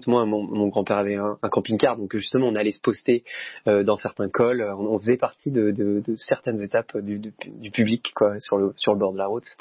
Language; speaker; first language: French; native; French